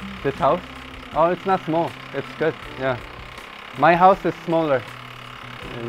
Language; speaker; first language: English; non-native, learner; Korean